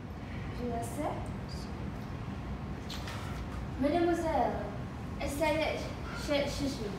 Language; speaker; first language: French; non-native, learner; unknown